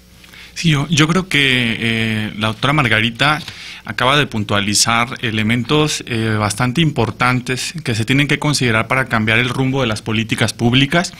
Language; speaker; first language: Spanish; native; Spanish